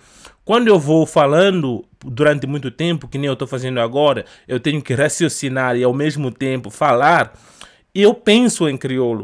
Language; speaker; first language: Portuguese; non-native, fluent; Upper Guinea Crioulo